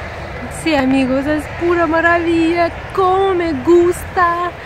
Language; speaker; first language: Spanish; non-native, learner; Russian